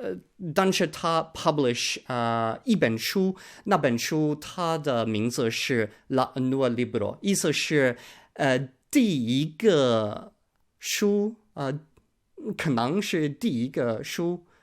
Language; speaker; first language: Chinese; non-native, learner; English